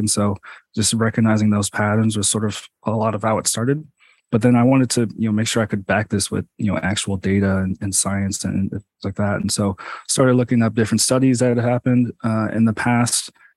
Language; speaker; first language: English; native; English